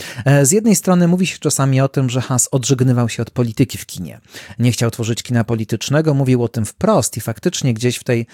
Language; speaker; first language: Polish; native; Polish